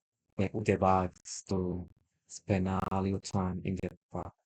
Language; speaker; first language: English; non-native, learner; Spanish